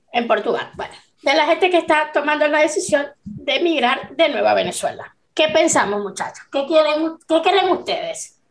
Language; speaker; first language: Spanish; native; Spanish